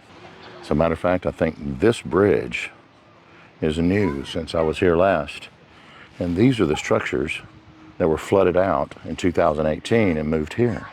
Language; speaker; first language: English; native; English